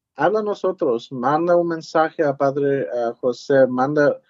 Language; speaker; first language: Spanish; early bilingual, heritage; Spanish